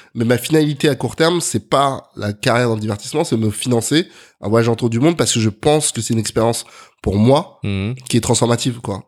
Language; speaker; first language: French; native; French